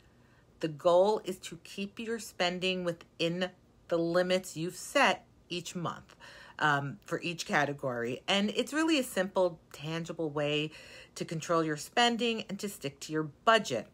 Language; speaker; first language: English; native; English